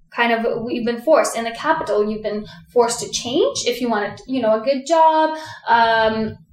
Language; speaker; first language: English; early bilingual, other home language; Russian